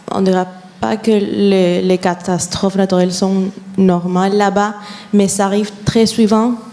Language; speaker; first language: French; non-native, fluent; Spanish